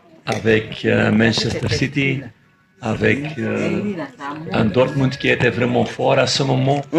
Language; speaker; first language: French; non-native, fluent; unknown